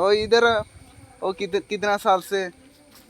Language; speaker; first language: Hindi; non-native, local second language; Odia